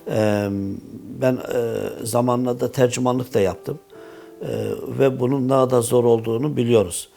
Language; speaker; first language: Turkish; early bilingual, heritage; Turkish